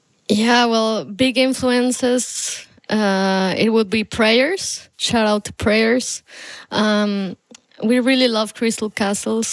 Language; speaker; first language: English; non-native, fluent; Spanish